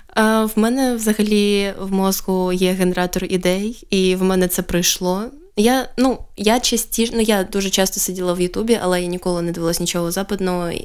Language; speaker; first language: Ukrainian; non-native, local second language; Russian